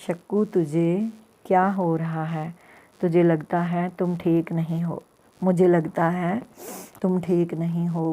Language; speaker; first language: Hindi; non-native, local second language; Punjabi